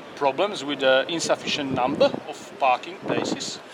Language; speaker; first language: English; non-native, fluent; Slovak